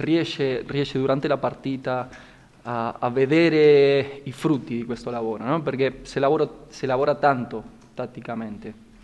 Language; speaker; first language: Italian; non-native, fluent; Spanish